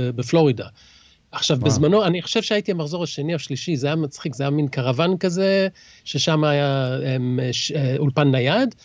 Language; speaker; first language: Hebrew; early bilingual, other home language; English